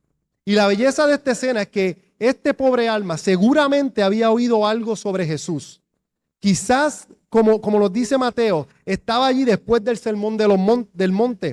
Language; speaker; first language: Spanish; native; Spanish